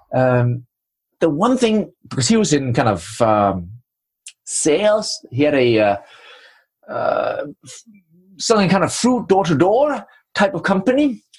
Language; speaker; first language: English; non-native, fluent; Danish